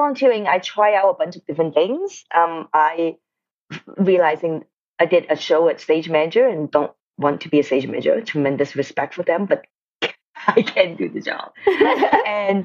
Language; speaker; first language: English; non-native, local second language; Cantonese